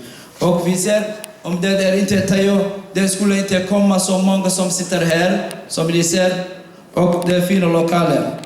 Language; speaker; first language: Swedish; non-native, fluent; Somali